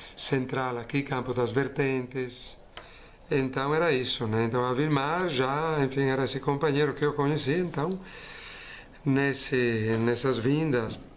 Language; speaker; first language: Portuguese; non-native, fluent; Italian